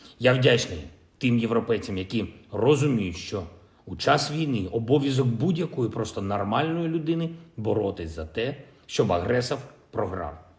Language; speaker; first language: Ukrainian; non-native, local second language; Russian